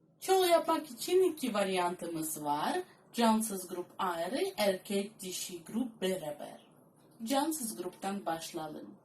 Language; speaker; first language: Turkish; non-native, fluent; Russian